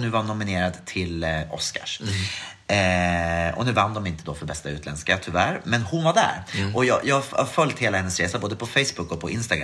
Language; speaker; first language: Swedish; native; Swedish